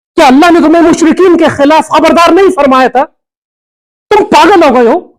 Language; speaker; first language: Urdu; native; Urdu